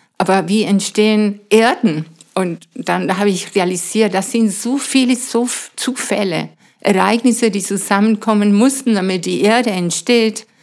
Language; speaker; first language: German; non-native, fluent; Spanish